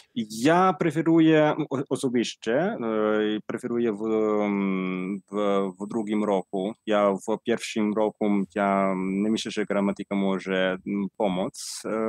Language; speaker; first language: Polish; non-native, learner; Italian